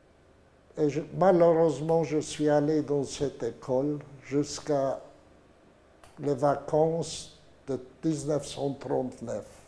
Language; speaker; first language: French; non-native, fluent; Yiddish